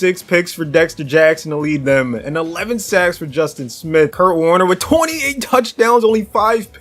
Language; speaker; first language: English; native; English